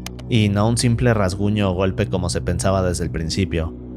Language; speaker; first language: Spanish; native; Spanish